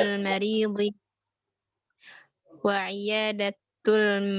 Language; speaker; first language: Arabic; non-native, learner; Indonesian